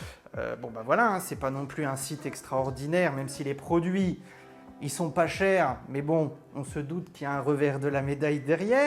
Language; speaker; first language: French; native; French